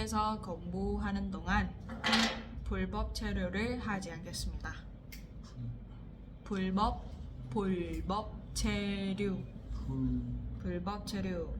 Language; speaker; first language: Korean; non-native, fluent; Vietnamese